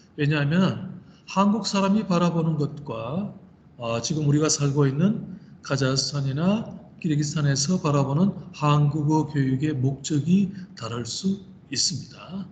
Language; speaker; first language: Korean; native; Korean